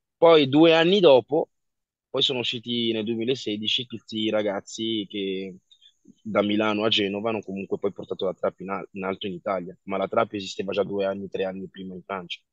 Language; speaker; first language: Italian; early bilingual, other home language; French